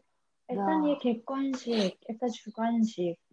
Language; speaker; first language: Russian; non-native, learner; Korean